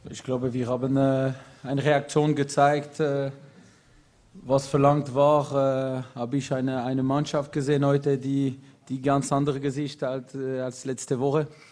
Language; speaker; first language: German; non-native, local second language; French